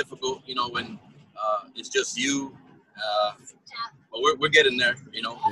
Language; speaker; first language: English; native; English